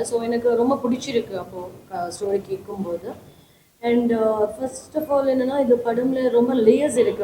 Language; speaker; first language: Tamil; non-native, fluent; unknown